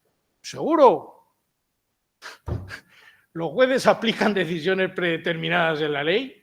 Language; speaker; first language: Spanish; native; Spanish